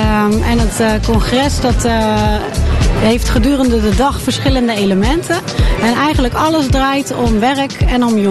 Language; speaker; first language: Dutch; native; Dutch